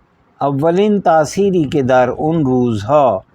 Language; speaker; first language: Persian; non-native, fluent; Urdu